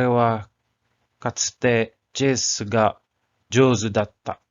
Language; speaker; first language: Japanese; non-native, learner; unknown